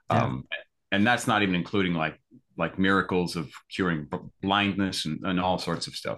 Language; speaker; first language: English; native; English